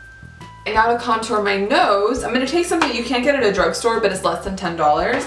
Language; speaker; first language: English; native; English